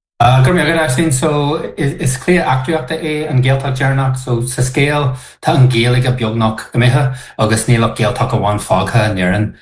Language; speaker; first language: Irish; non-native, local second language; English